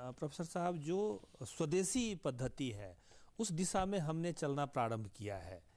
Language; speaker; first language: Hindi; native; Hindi